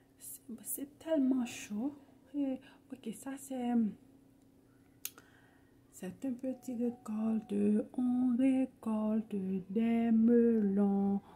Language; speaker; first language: French; non-native, local second language; Haitian Creole